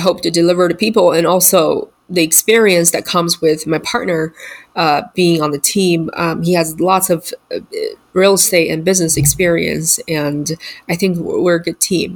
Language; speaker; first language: English; non-native, fluent; Chinese